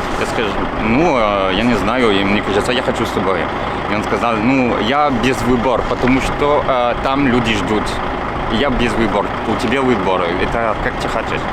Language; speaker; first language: Russian; non-native, learner; French